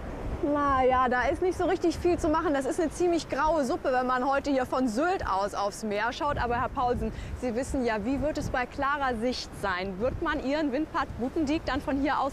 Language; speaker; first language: German; native; German